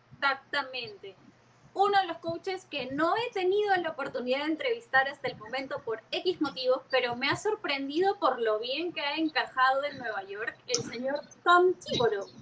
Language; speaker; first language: Spanish; native; Spanish